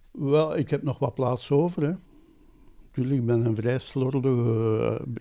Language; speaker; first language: Dutch; native; Dutch